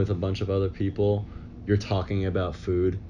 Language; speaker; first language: English; native; English